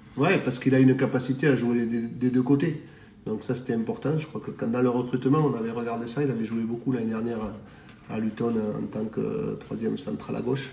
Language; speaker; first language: French; native; French